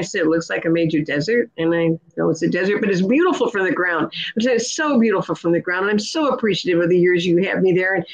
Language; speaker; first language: English; native; English